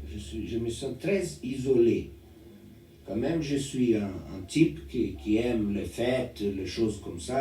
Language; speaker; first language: French; non-native, learner; Portuguese